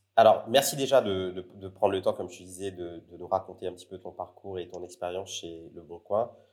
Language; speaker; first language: French; native; French